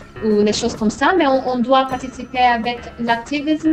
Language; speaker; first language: French; non-native, fluent; English